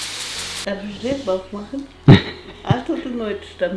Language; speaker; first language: German; non-native, fluent; Russian